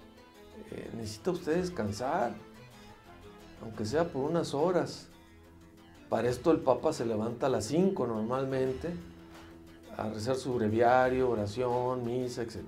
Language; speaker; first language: Spanish; native; Spanish